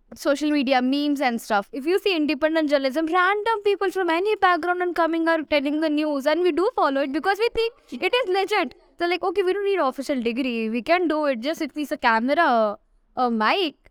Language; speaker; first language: English; non-native, local second language; Hindi